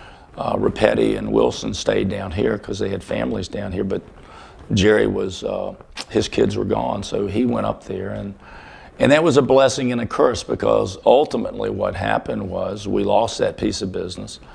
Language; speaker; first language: English; native; English